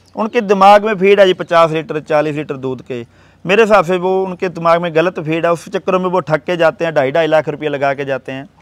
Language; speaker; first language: Hindi; native; Hindi